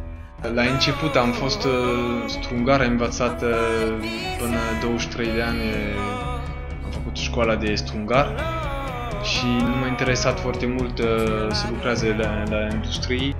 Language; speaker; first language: Romanian; non-native, learner; French